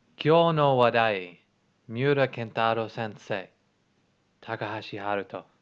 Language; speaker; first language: Japanese; non-native, learner; English